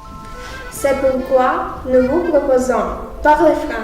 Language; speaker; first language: French; non-native, learner; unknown